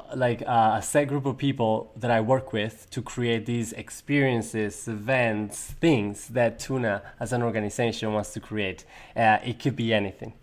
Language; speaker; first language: English; non-native, fluent; Spanish